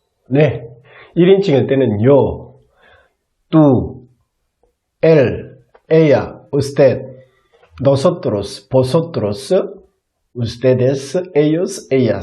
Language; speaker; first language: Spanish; non-native, learner; Korean